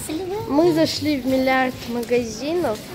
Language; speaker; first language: Russian; early bilingual, other home language; Azerbaijani